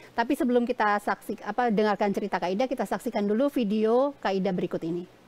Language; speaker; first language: Indonesian; native; Indonesian